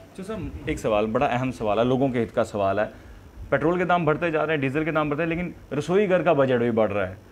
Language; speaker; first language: Hindi; native; Hindi